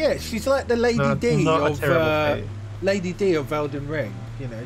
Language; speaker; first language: English; native; English